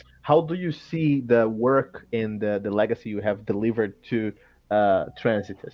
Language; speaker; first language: English; non-native, fluent; Portuguese